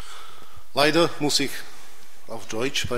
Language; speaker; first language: German; non-native, fluent; Polish